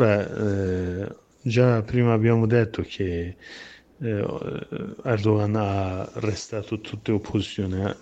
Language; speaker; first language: Italian; non-native, learner; Kurdish